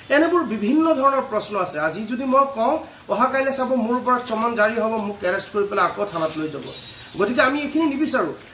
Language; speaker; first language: Assamese; non-native, local second language; Bangla